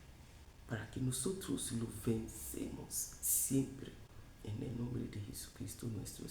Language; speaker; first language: Spanish; non-native, fluent; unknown